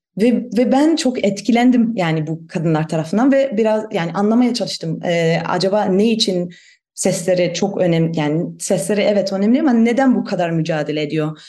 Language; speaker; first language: Turkish; non-native, fluent; German